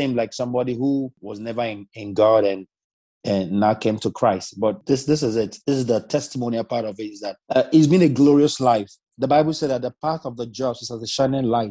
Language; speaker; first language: English; non-native, local second language; Igbo